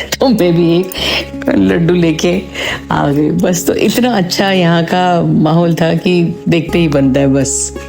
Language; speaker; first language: Hindi; non-native, local second language; Marathi